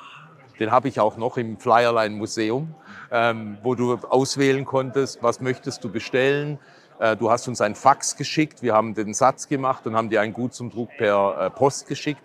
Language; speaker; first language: German; native; German